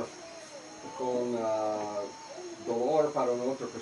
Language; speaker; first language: Spanish; non-native, learner; English